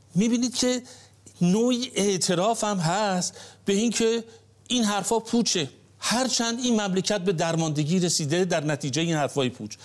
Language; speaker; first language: Persian; native; Persian